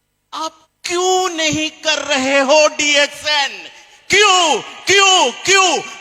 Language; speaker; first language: Hindi; non-native, fluent; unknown